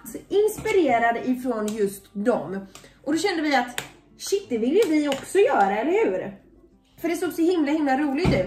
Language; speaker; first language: Swedish; native; Swedish